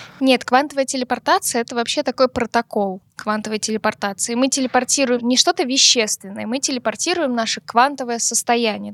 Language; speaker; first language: Russian; native; Russian